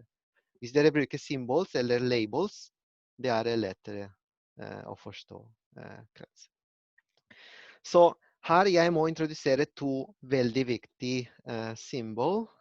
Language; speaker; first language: Norwegian; non-native, learner; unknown